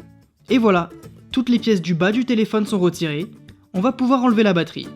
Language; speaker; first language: French; native; French